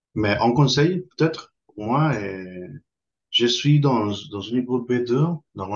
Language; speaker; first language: French; non-native, fluent; Spanish